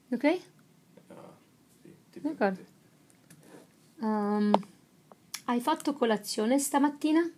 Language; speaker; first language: Italian; non-native, fluent; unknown